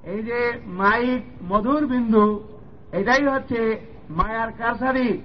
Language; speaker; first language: Bangla; non-native, fluent; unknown